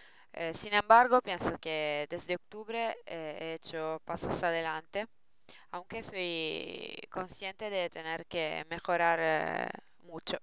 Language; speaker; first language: Spanish; non-native, learner; Italian